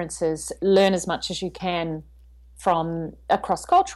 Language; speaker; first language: English; native; English